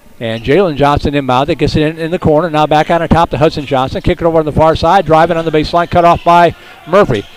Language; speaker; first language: English; native; English